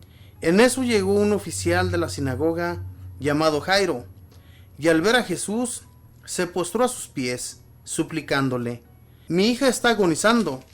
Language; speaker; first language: Spanish; native; Spanish